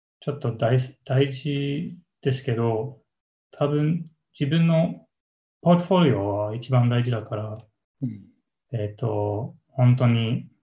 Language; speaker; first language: Japanese; non-native, learner; English